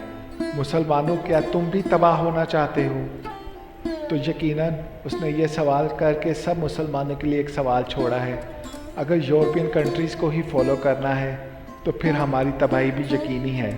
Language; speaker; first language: Urdu; native; Urdu